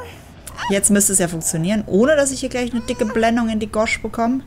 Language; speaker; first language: German; native; German